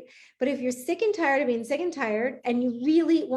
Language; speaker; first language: English; native; English